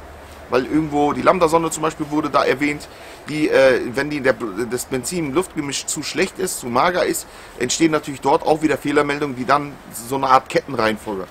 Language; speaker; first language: German; native; German